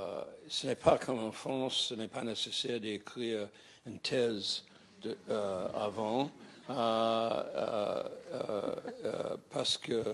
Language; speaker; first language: French; non-native, fluent; English